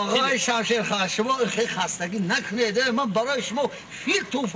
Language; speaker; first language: Persian; native; Persian